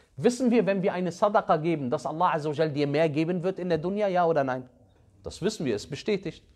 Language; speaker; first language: German; early bilingual, other home language; Arabic